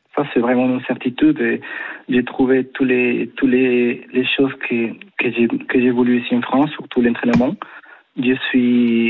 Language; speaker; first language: French; non-native, fluent; Spanish